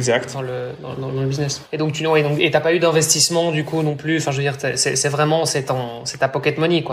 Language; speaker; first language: French; native; French